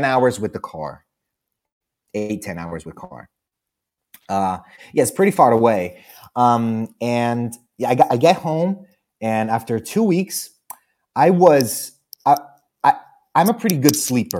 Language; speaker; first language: English; non-native, fluent; Italian